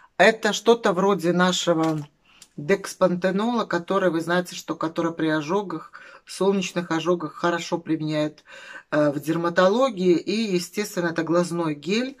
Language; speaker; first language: Russian; native; Russian